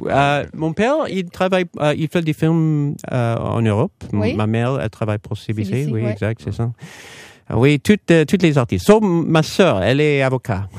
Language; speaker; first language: French; non-native, fluent; English